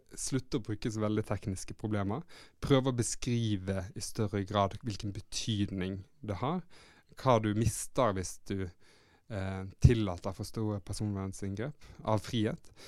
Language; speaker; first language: Norwegian; native; Norwegian